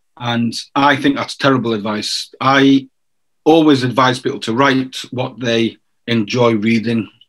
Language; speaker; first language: English; native; English